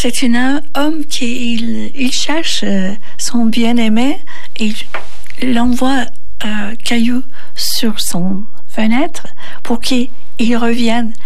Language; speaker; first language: French; non-native, fluent; Turkish